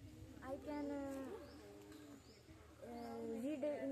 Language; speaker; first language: English; non-native, learner; Hindi